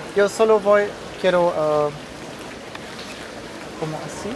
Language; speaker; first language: Spanish; non-native, learner; German